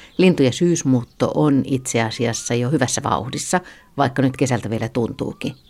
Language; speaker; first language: Finnish; native; Finnish